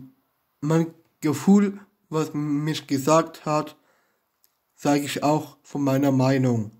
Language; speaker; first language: German; non-native, learner; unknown